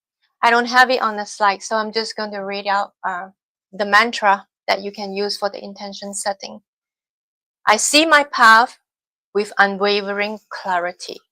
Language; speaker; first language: English; non-native, fluent; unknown